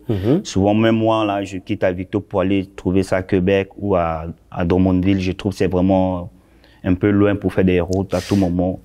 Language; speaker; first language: French; non-native, local second language; Sango